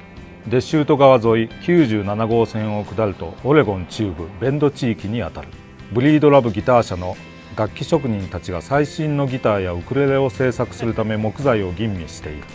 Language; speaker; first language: Japanese; non-native, fluent; English